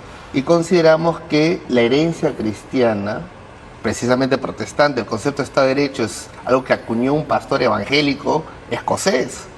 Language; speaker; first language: Spanish; native; Spanish